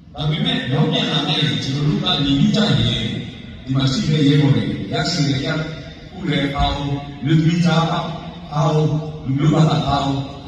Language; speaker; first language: Burmese; non-native, local second language; Western Kayah